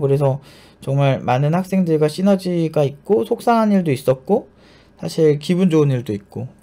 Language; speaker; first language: Korean; native; Korean